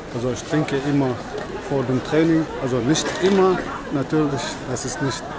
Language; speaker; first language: German; non-native, learner; Chechen